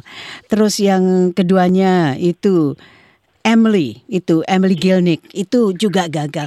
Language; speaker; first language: Indonesian; native; Indonesian